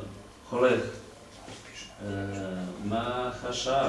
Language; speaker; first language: Hebrew; non-native, learner; Serbian